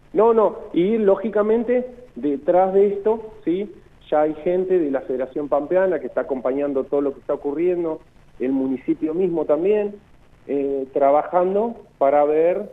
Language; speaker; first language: Spanish; native; Spanish